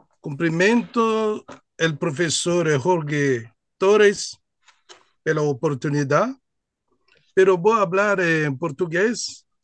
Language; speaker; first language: Portuguese; non-native, fluent; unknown